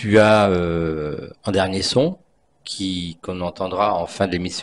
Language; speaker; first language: French; native; French